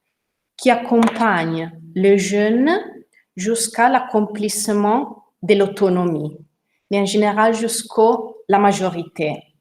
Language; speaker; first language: French; non-native, learner; Italian